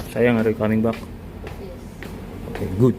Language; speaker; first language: English; non-native, local second language; Filipino